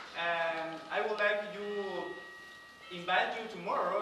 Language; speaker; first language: English; non-native, fluent; Spanish